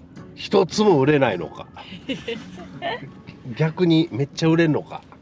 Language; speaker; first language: Japanese; native; Japanese